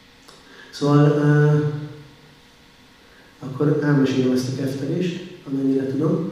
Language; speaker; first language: Hungarian; native; Hungarian